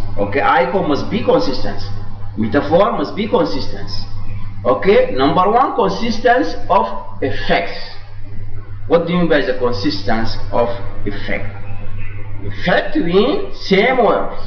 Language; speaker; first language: English; non-native, fluent; Arabic